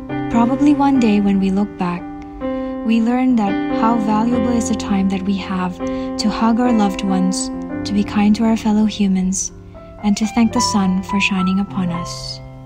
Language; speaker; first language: English; non-native, fluent; Indonesian